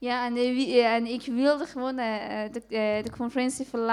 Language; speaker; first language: Dutch; non-native, fluent; Persian